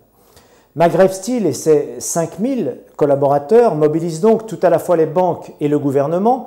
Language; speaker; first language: French; non-native, local second language; Arabic